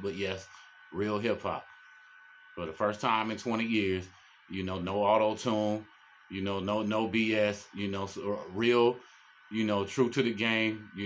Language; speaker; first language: English; native; English